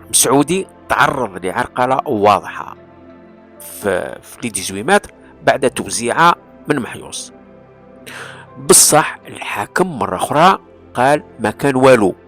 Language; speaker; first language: Arabic; non-native, local second language; Kabyle